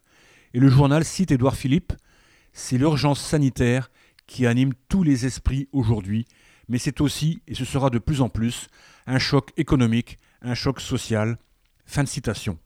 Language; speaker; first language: French; native; French